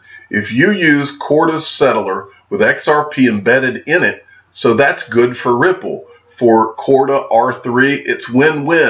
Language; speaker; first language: English; native; English